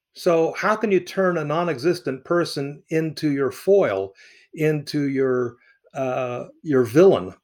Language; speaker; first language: English; early bilingual, other home language; Arabic